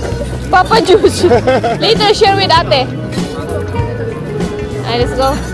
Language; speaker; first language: English; non-native, local second language; Filipino